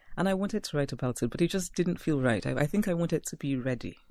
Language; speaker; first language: English; non-native, local second language; Igbo